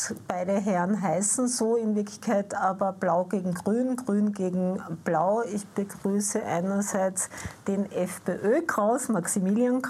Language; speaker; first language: German; native; German